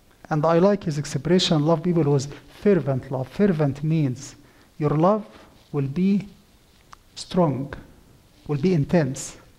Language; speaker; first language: English; non-native, fluent; Arabic